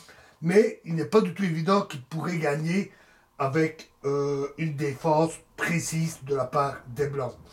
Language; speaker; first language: French; native; French